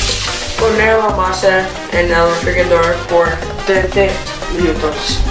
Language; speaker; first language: Spanish; non-native, learner; English